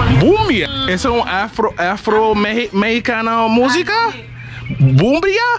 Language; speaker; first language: Spanish; non-native, learner; English